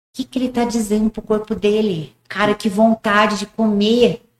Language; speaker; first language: Portuguese; early bilingual, heritage; Portuguese